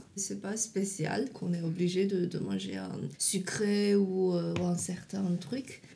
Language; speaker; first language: French; non-native, fluent; Chinese